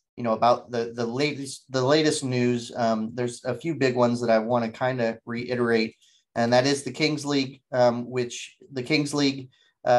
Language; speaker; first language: English; native; English